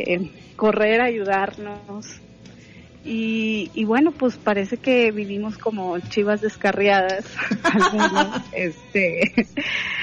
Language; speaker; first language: Spanish; native; Spanish